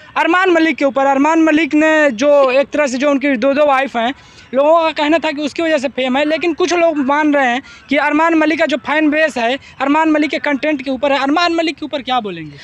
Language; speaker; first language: Hindi; native; Hindi